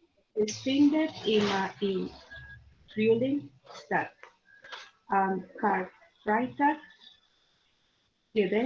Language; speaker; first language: German; non-native, learner; Spanish